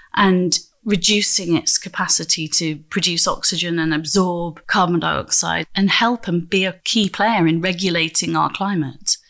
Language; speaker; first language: English; native; English